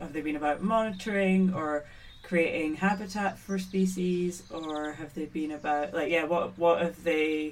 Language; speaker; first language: English; native; English